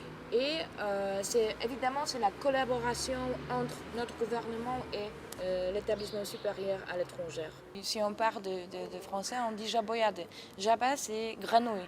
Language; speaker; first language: French; non-native, fluent; Polish